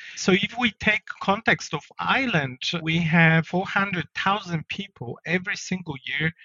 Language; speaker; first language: English; non-native, fluent; Polish